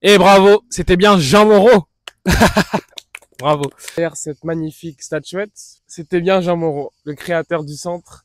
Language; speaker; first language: French; native; French